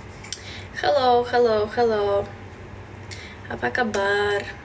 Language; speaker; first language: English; non-native, learner; Belarusian